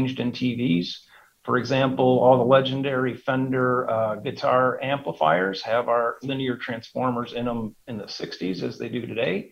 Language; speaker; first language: English; native; English